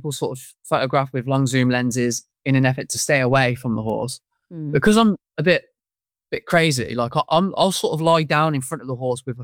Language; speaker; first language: English; native; English